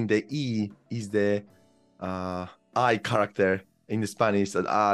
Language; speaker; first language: English; non-native, fluent; Spanish